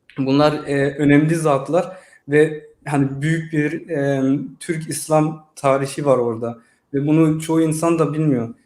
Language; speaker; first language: Turkish; early bilingual, heritage; Turkish